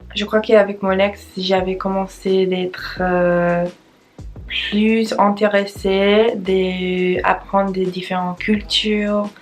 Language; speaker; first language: French; non-native, learner; English